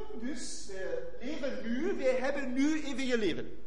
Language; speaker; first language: Dutch; non-native, fluent; German